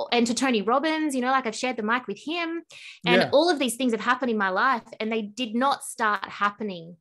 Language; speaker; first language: English; native; English